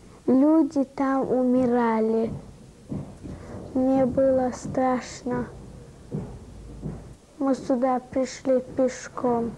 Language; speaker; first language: Russian; non-native, local second language; Chechen